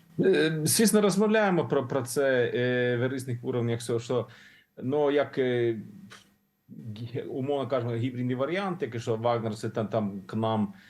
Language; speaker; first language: Ukrainian; non-native, learner; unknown